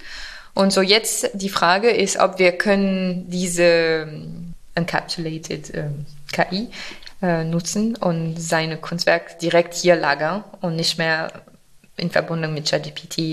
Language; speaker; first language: German; non-native, fluent; French